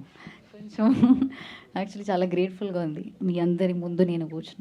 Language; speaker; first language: Telugu; non-native, learner; Malayalam